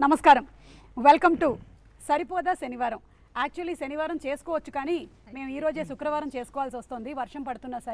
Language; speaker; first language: Telugu; native; Telugu